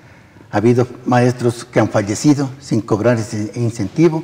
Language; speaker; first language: Spanish; native; Spanish